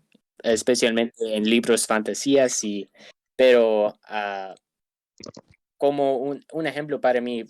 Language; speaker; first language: Spanish; non-native, learner; English